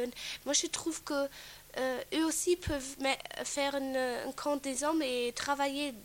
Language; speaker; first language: French; non-native, fluent; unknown